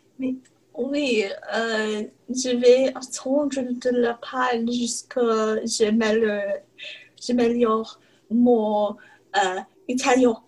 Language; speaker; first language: French; non-native, learner; English